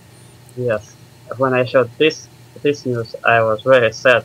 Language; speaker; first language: English; non-native, learner; Russian